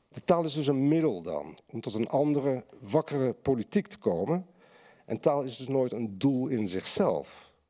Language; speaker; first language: Dutch; native; Dutch